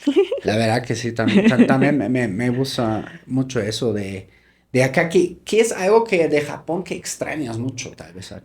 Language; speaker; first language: Spanish; native; Spanish